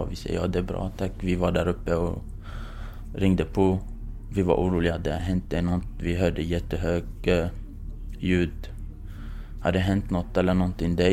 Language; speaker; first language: Swedish; non-native, fluent; Kurdish